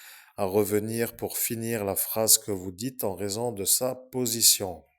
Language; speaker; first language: French; native; French